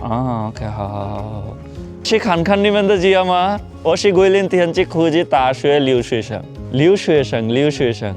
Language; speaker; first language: Chinese; non-native, learner; Bangla